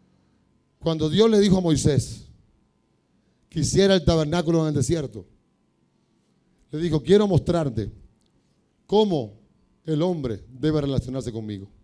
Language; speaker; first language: Spanish; native; Spanish